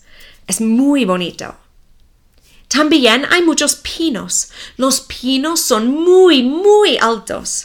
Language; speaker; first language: Spanish; non-native, fluent; English